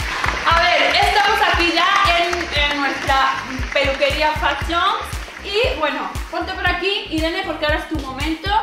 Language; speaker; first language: Spanish; native; Spanish